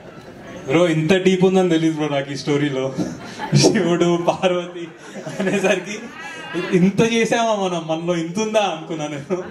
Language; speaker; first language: Telugu; native; Telugu